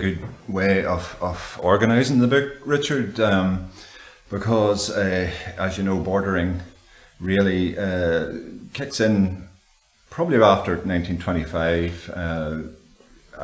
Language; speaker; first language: English; native; English